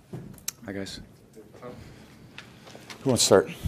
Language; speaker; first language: English; native; English